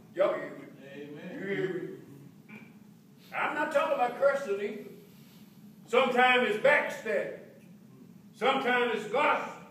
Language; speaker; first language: English; native; English